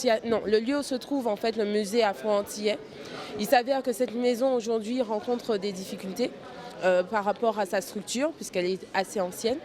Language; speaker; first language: French; native; French